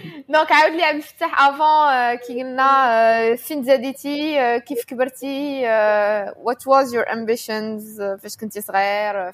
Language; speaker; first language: Arabic; native; Arabic